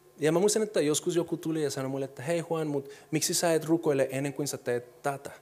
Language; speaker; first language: Finnish; non-native, fluent; Spanish